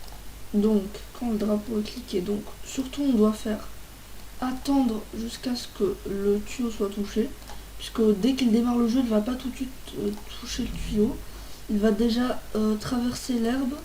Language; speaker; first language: French; native; French